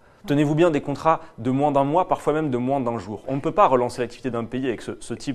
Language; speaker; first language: French; native; French